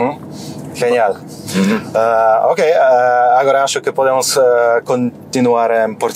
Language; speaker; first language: Portuguese; non-native, fluent; Polish